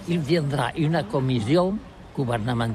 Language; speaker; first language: French; non-native, learner; Catalan